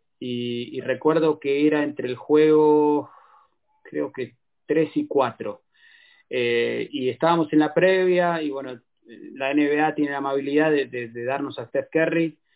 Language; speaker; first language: Spanish; native; Spanish